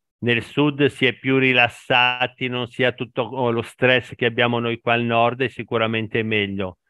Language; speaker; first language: Italian; native; Italian